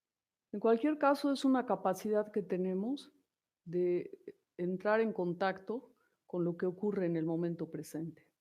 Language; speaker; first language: Spanish; native; Spanish